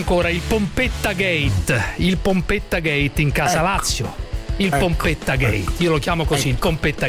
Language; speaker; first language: Italian; native; Italian